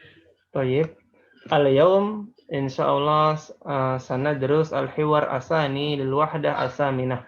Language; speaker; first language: Arabic; non-native, fluent; Indonesian